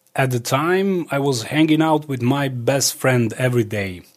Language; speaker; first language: English; early bilingual, other home language; Croatian